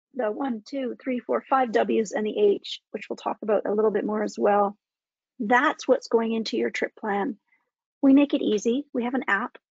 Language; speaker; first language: English; native; English